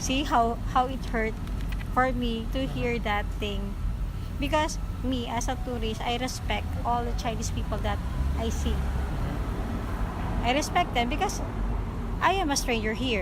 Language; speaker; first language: English; non-native, learner; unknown